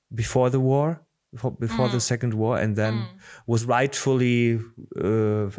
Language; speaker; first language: English; non-native, fluent; Polish